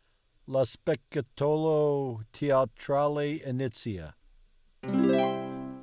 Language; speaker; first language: Italian; non-native, learner; English